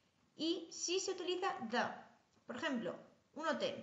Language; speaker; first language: Spanish; non-native, fluent; English